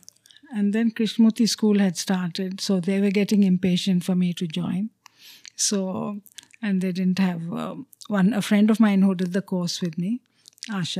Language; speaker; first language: English; non-native, local second language; Telugu